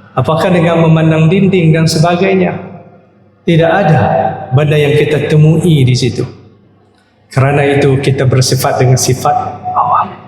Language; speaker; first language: Malay; native; Malay